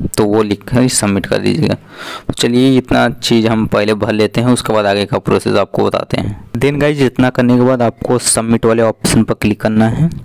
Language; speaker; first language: Hindi; native; Hindi